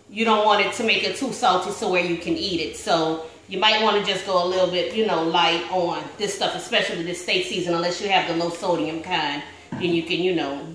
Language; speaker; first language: English; native; English